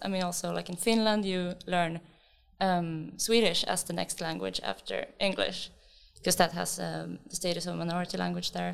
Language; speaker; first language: English; non-native, fluent; Swedish